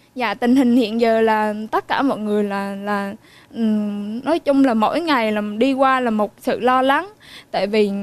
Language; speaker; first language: Vietnamese; native; Vietnamese